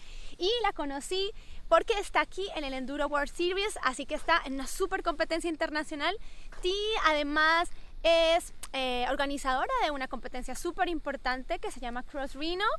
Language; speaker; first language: Spanish; native; Spanish